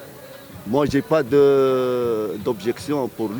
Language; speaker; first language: French; non-native, local second language; Arabic